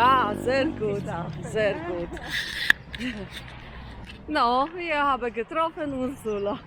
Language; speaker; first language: German; non-native, learner; Polish